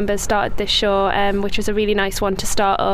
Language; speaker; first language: English; native; English